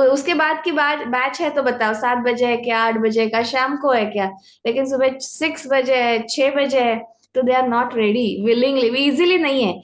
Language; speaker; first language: Hindi; non-native, local second language; Marathi